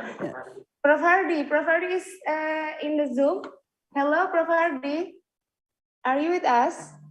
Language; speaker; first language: English; non-native, fluent; Indonesian